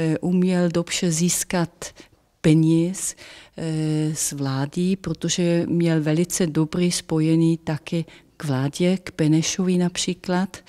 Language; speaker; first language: Czech; non-native, fluent; German